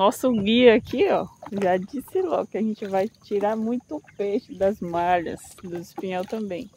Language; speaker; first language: Portuguese; native; Portuguese